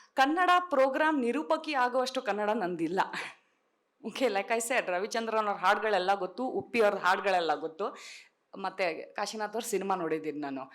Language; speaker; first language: Kannada; non-native, local second language; Tulu